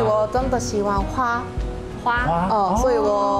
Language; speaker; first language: Chinese; non-native, learner; Korean